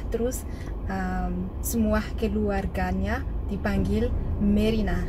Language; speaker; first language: Indonesian; non-native, learner; Malagasy